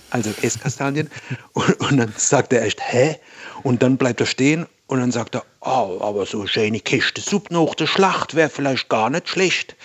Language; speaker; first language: German; native; German